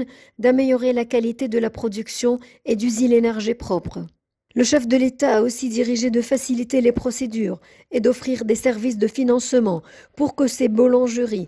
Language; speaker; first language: French; non-native, fluent; Arabic